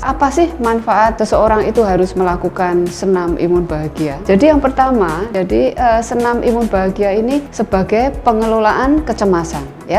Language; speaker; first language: Indonesian; native; Indonesian